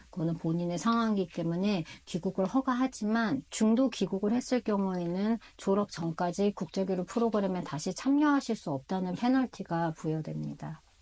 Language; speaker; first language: Korean; native; Korean